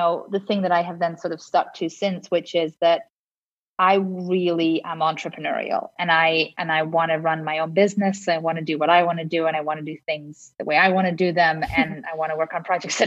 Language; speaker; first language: English; native; English